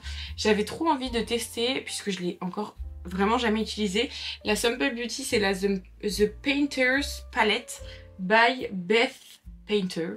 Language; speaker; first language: French; native; French